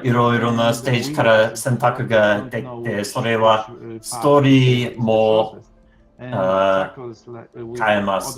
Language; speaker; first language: Japanese; non-native, learner; English